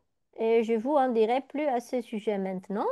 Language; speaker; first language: French; non-native, learner; Dutch